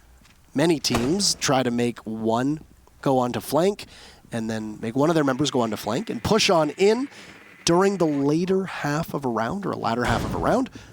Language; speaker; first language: English; native; English